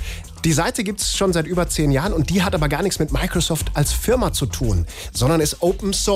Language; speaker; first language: German; native; German